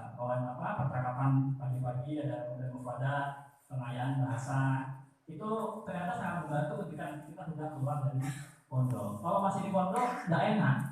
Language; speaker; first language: Indonesian; non-native, local second language; Madurese